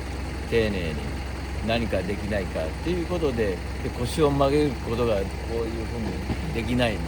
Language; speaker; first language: Japanese; native; Japanese